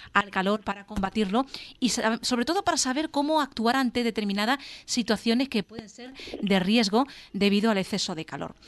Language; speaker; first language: Spanish; native; Spanish